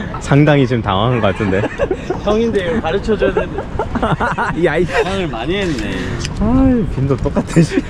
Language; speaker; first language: Korean; native; Korean